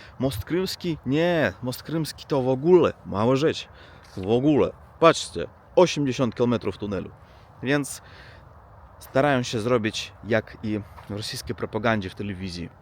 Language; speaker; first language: Polish; non-native, learner; Russian